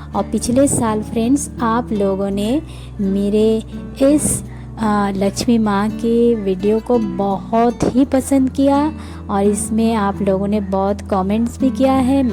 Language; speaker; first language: Hindi; non-native, local second language; Bangla